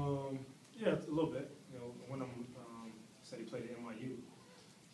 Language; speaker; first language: English; native; English